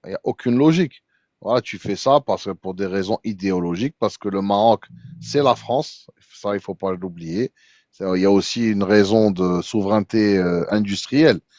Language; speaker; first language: French; non-native, local second language; Arabic